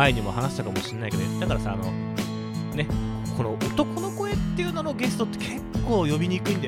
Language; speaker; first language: Japanese; native; Japanese